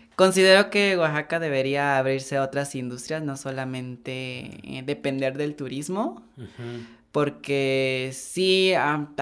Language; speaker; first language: Spanish; native; Spanish